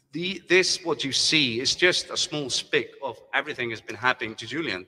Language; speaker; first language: English; non-native, fluent; German